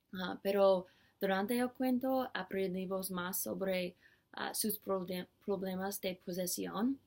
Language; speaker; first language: Spanish; non-native, learner; English